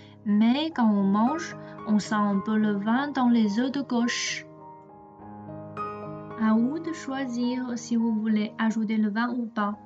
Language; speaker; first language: French; non-native, fluent; Chinese